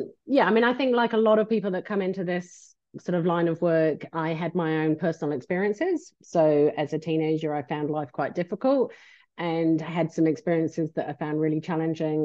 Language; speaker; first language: English; native; English